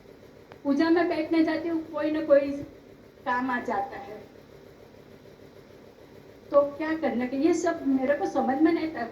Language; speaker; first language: Hindi; non-native, local second language; Gujarati